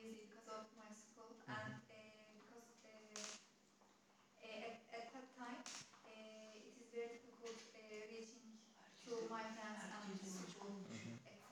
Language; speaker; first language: English; non-native, learner; Turkish